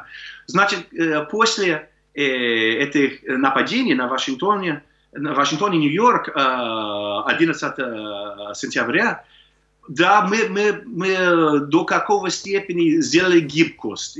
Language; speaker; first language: Russian; non-native, fluent; English